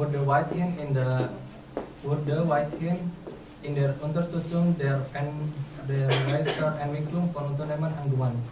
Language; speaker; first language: German; non-native, learner; Indonesian